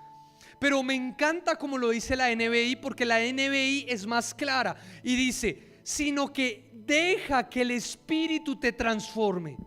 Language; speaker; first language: Spanish; native; Spanish